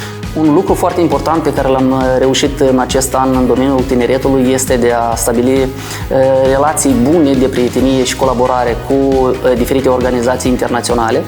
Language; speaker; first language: Romanian; native; Romanian